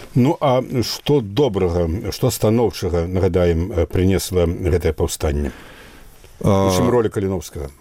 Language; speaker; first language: Belarusian; native; Belarusian